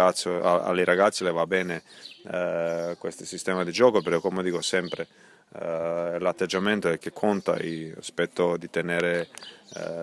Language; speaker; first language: Italian; non-native, fluent; Croatian